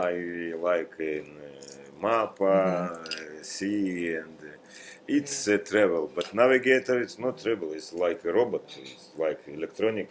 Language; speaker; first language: English; non-native, learner; Russian